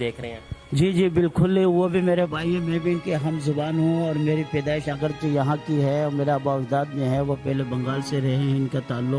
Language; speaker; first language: Hindi; non-native, local second language; Bangla